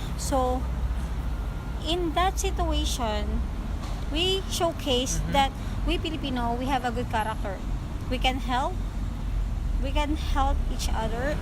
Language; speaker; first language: English; non-native, learner; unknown